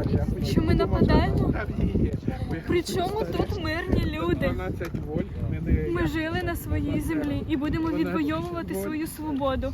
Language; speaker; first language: Ukrainian; native; Ukrainian